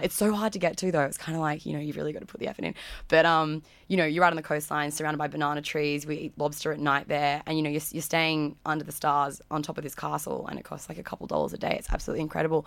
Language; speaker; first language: English; native; English